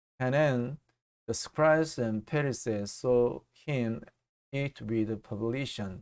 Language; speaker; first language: English; non-native, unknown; Korean